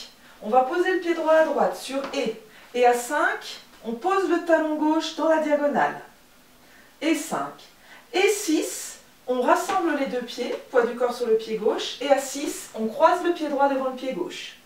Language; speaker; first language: French; native; French